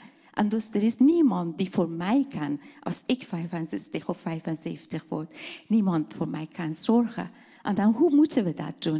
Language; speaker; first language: Dutch; non-native, fluent; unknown